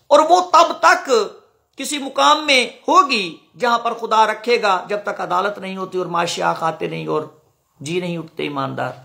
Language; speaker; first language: Urdu; non-native, local second language; Punjabi